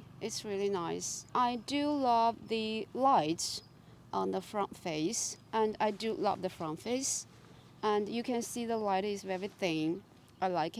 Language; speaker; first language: English; non-native, fluent; Chinese